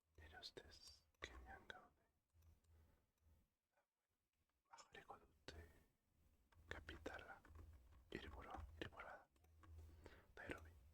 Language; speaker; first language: Basque; non-native, learner; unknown